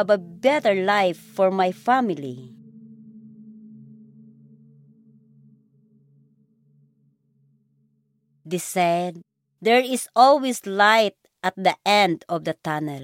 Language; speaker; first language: English; non-native, local second language; Cebuano